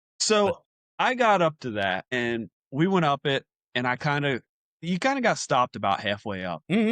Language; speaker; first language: English; native; English